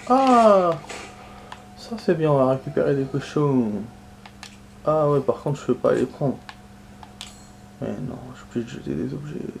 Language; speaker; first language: French; native; French